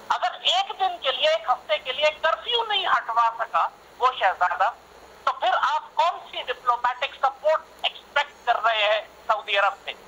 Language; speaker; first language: Urdu; native; Urdu